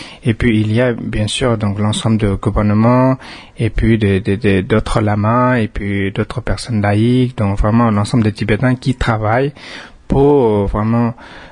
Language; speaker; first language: French; non-native, fluent; Tibetan